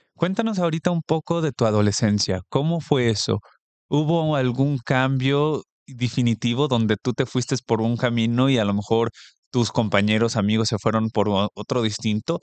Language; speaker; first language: Spanish; early bilingual, heritage; Spanish